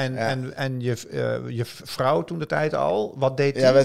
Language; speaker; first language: Dutch; native; Dutch